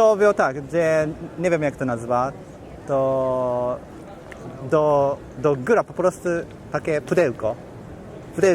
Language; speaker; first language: Polish; non-native, learner; Japanese